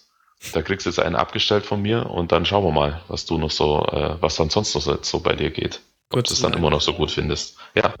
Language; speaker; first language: German; native; German